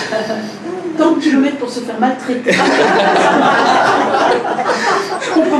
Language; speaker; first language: French; native; French